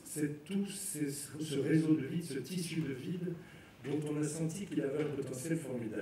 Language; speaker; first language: French; native; French